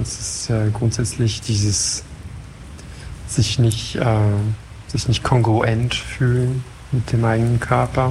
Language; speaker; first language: German; non-native, fluent; French